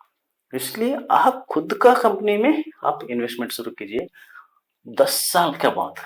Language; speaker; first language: Hindi; non-native, local second language; Kannada